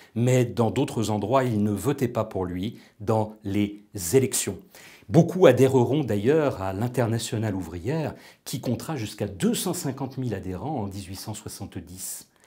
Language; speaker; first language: French; native; French